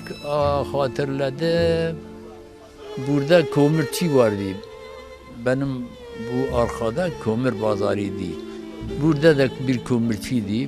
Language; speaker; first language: Turkish; non-native, local second language; Kurdish